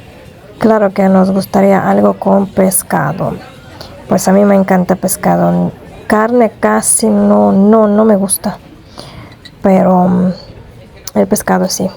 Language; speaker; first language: Spanish; non-native, fluent; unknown